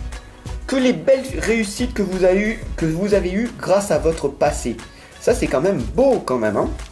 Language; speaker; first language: French; native; French